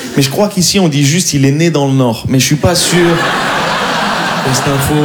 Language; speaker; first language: French; native; French